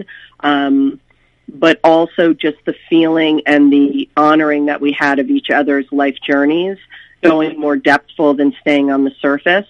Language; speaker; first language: English; native; English